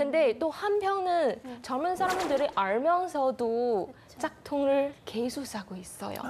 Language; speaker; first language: Korean; non-native, fluent; Chinese